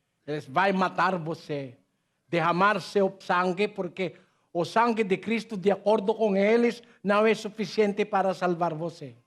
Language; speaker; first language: Portuguese; non-native, learner; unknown